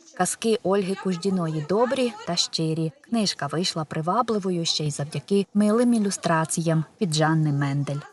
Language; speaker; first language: Ukrainian; native; Ukrainian